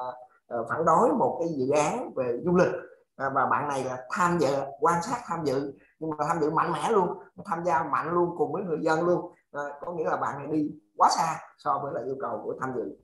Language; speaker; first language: Vietnamese; native; Vietnamese